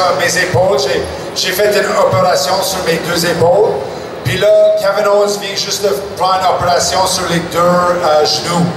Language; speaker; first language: French; non-native, local second language; English